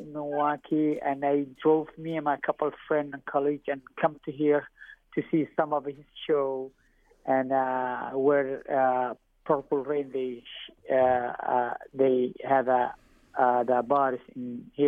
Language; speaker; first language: English; non-native, fluent; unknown